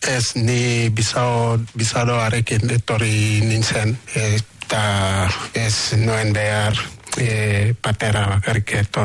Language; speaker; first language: Basque; non-native, learner; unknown